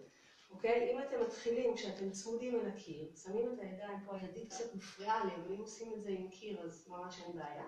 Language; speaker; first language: Hebrew; native; Hebrew